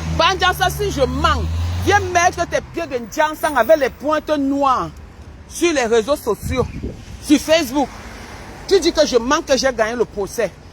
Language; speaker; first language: French; non-native, local second language; Basaa